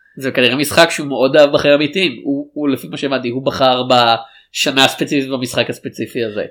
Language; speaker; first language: Hebrew; native; Hebrew